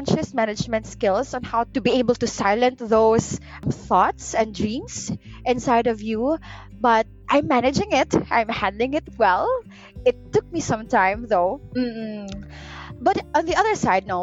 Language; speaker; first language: English; non-native, local second language; Cebuano